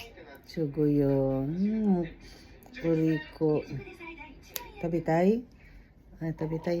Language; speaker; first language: Japanese; non-native, fluent; Filipino